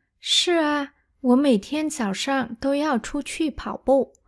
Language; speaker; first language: Chinese; non-native, fluent; Vietnamese